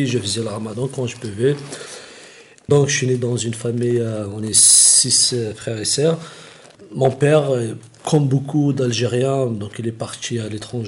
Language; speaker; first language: French; non-native, local second language; Kabyle